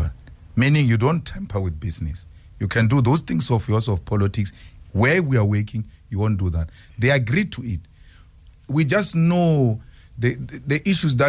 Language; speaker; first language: English; non-native, local second language; Northern Sotho